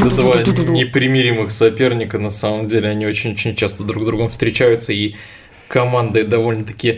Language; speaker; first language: Russian; native; Russian